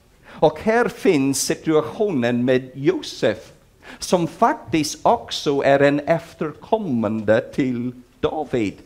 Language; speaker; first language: Swedish; non-native, fluent; English